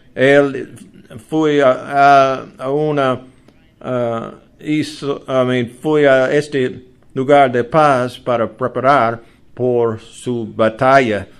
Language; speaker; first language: Spanish; non-native, learner; English